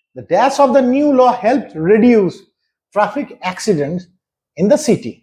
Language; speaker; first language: English; non-native, local second language; Bangla